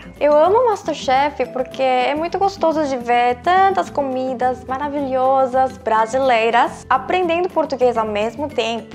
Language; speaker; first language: Portuguese; non-native, fluent; Korean